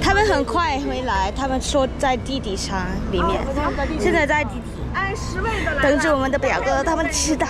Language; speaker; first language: Chinese; early bilingual, heritage; English